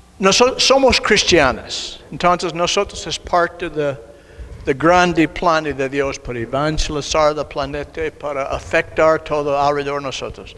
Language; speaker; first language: Spanish; non-native, learner; English